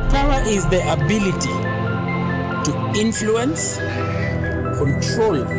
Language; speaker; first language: English; non-native, local second language; Swahili